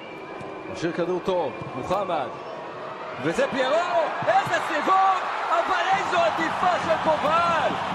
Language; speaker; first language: Hebrew; native; Hebrew